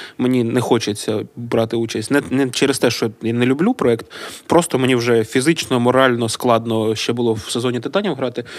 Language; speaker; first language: Ukrainian; native; Ukrainian